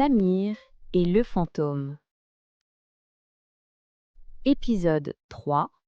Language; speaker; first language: French; non-native, local second language; Arabic